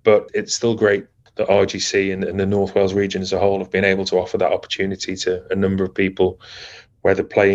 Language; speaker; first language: English; native; English